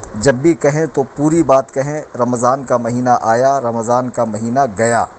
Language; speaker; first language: Urdu; native; Urdu